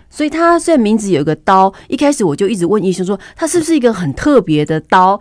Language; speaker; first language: Chinese; native; Chinese